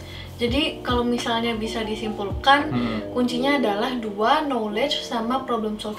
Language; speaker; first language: Indonesian; native; Indonesian